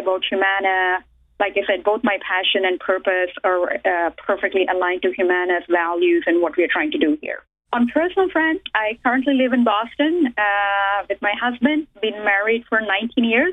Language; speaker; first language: English; non-native, local second language; Telugu